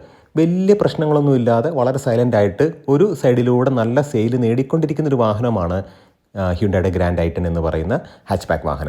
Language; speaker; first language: Malayalam; native; Malayalam